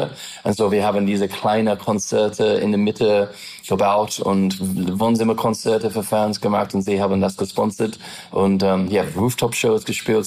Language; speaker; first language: German; non-native, learner; English